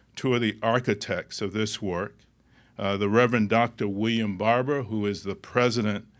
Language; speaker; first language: English; native; English